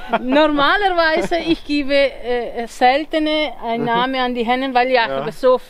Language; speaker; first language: German; non-native, learner; Italian